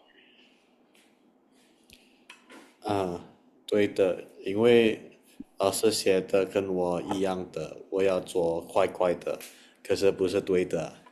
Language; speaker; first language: Chinese; non-native, learner; Indonesian